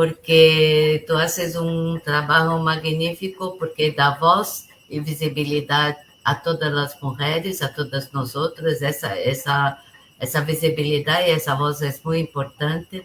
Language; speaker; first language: Spanish; non-native, local second language; Portuguese